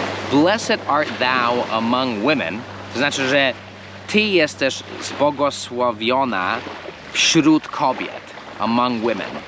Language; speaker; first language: Polish; non-native, fluent; English